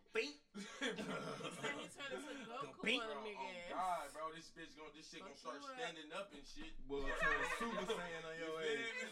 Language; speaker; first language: English; native; English